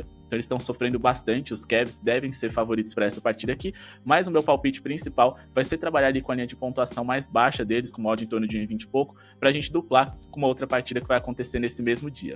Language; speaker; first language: Portuguese; native; Portuguese